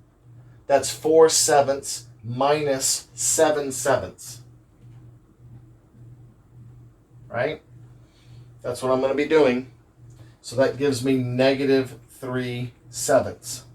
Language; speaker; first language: English; native; English